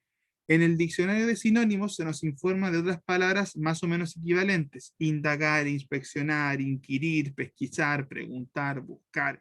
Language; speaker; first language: Spanish; native; Spanish